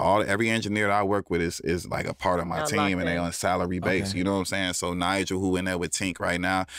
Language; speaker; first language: English; native; English